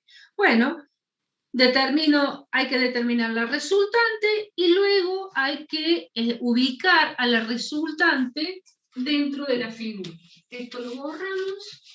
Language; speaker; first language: Spanish; native; Spanish